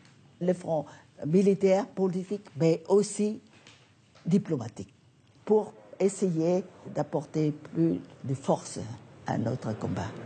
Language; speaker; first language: French; non-native, fluent; Vietnamese